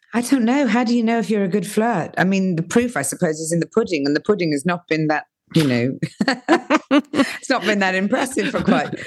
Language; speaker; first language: English; native; English